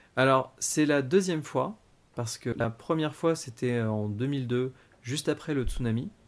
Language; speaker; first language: French; native; French